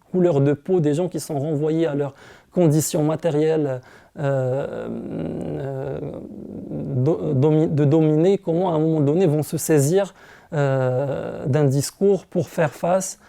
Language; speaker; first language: French; non-native, local second language; Arabic